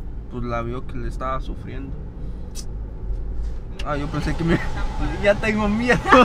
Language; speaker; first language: Spanish; early bilingual, heritage; Spanish